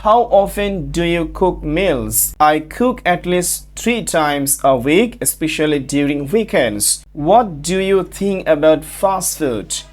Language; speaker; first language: English; non-native, local second language; Bangla